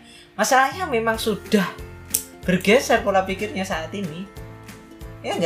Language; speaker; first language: Indonesian; native; Indonesian